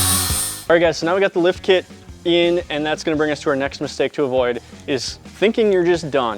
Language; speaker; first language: English; native; English